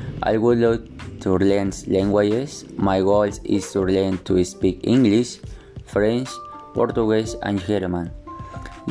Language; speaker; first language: English; non-native, learner; Spanish